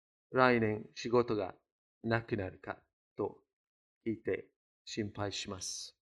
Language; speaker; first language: Japanese; non-native, fluent; English